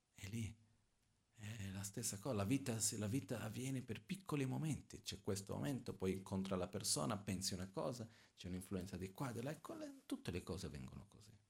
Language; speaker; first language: Italian; non-native, fluent; Portuguese